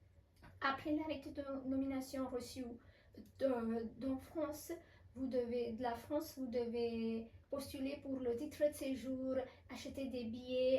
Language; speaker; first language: French; non-native, fluent; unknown